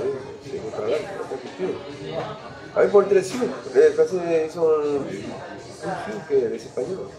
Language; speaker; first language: French; non-native, learner; Spanish